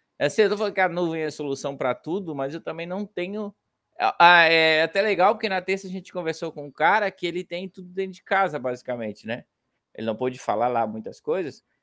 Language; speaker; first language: Portuguese; native; Portuguese